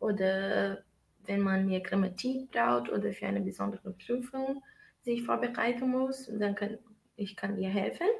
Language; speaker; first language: German; non-native, fluent; Portuguese